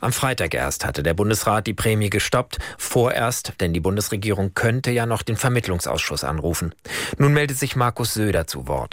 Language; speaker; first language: German; native; German